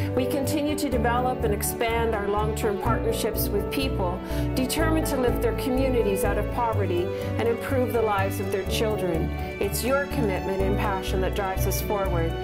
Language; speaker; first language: English; native; English